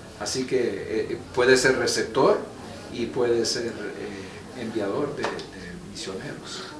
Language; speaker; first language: Spanish; non-native, local second language; English